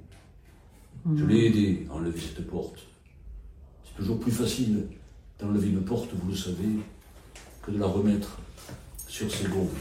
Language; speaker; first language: French; native; French